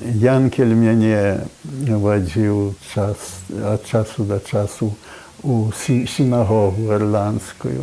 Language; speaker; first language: Polish; non-native, local second language; Belarusian